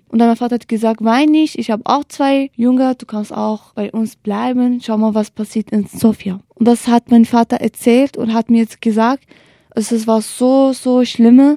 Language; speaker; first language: German; non-native, learner; Kurdish